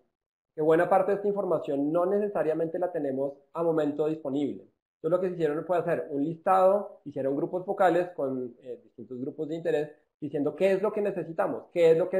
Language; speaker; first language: Spanish; native; Spanish